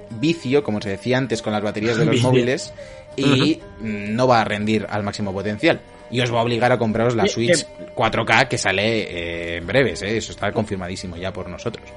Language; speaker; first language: Spanish; native; Spanish